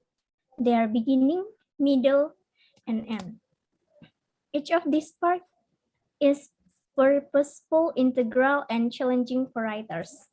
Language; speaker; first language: English; non-native, learner; Indonesian